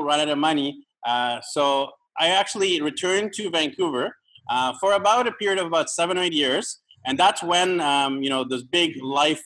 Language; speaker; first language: English; native; English